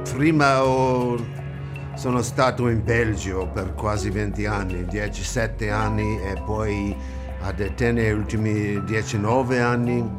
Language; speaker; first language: Italian; non-native, learner; English